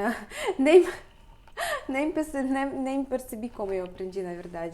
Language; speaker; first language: Portuguese; non-native, fluent; Russian